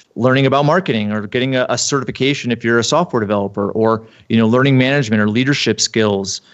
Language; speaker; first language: English; native; English